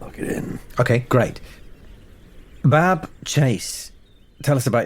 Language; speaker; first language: English; native; English